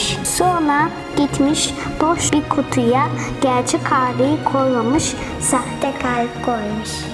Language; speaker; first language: Turkish; early bilingual, heritage; Turkish